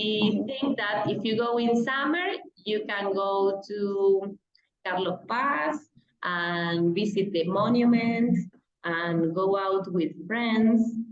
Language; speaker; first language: English; non-native, fluent; Spanish